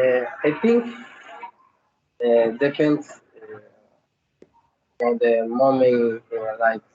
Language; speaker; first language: English; non-native, learner; Spanish